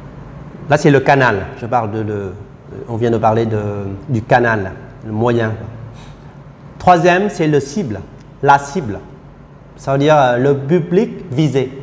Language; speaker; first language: French; non-native, fluent; Vietnamese